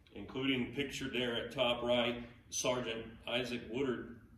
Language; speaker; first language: English; native; English